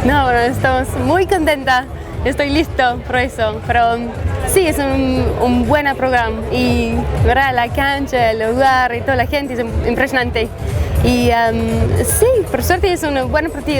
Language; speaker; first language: Spanish; non-native, learner; English